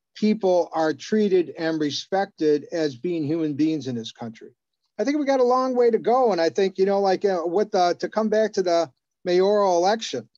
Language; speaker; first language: English; native; English